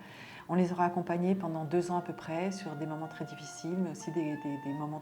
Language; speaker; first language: French; native; French